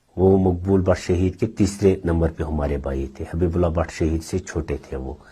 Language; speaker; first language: Urdu; non-native, local second language; Kashmiri